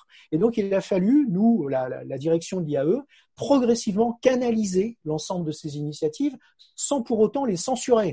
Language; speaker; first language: French; native; French